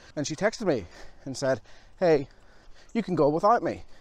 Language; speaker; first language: English; native; English